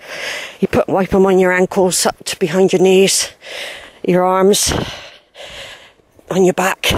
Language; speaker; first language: English; native; English